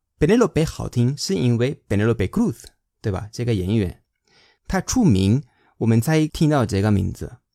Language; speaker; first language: Chinese; non-native, fluent; Spanish